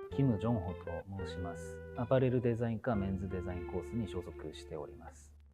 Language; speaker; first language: Japanese; non-native, fluent; Korean